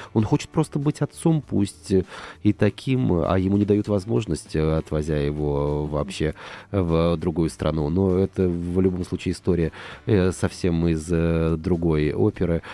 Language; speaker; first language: Russian; native; Russian